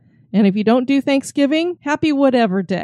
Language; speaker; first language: English; native; English